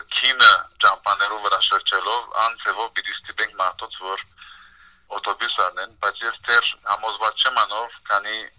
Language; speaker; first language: Armenian; early bilingual, heritage; Armenian